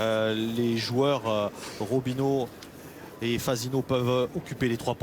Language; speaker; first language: French; native; French